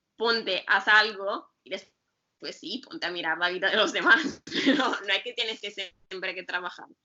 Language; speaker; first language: Spanish; non-native, fluent; Italian